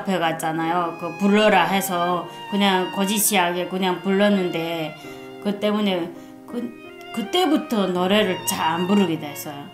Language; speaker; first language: Korean; native; Korean